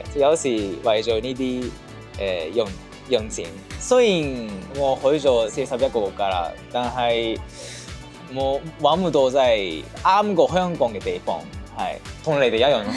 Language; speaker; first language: Cantonese; non-native, fluent; Japanese